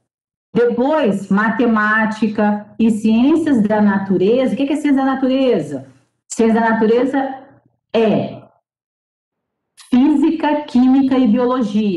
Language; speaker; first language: Portuguese; native; Portuguese